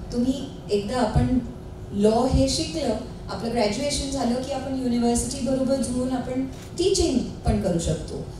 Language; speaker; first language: Marathi; non-native, local second language; Hindi